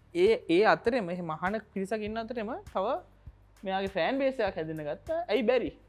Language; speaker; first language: Sinhala; native; Sinhala